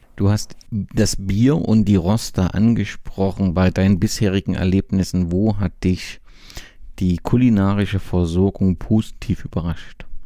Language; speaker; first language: German; native; German